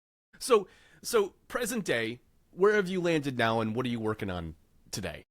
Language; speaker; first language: English; native; English